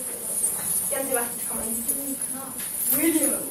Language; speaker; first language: Danish; early bilingual, heritage; Danish